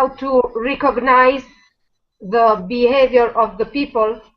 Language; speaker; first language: English; non-native, learner; Italian